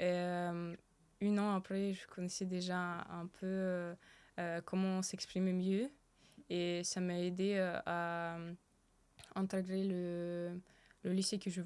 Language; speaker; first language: French; early bilingual, other home language; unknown